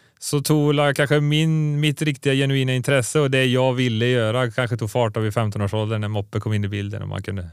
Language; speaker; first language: Swedish; native; Swedish